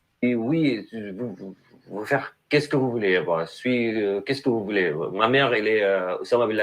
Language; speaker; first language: French; non-native, learner; Arabic